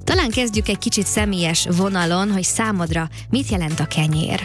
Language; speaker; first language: Hungarian; native; Hungarian